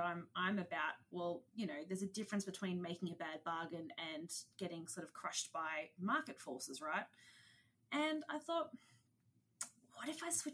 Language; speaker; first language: English; native; English